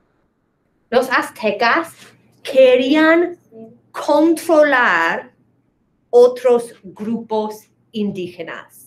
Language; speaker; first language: Spanish; non-native, fluent; English